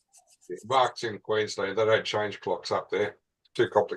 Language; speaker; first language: English; native; English